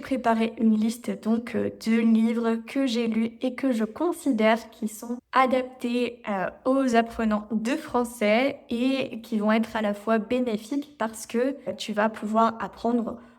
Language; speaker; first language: French; native; French